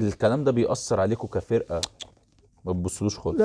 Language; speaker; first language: Arabic; native; Arabic